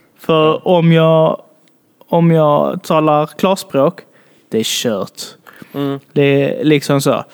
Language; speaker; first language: Swedish; early bilingual, other home language; Bangla